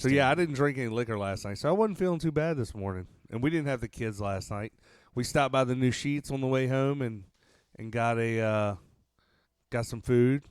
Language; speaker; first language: English; native; English